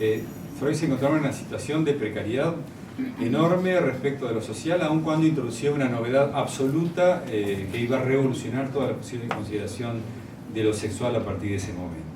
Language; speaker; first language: Spanish; native; Spanish